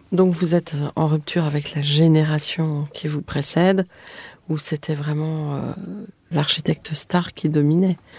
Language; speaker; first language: French; native; French